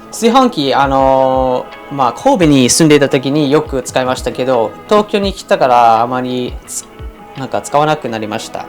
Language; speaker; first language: Japanese; non-native, fluent; English